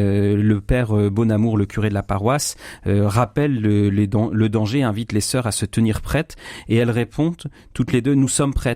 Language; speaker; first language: French; native; French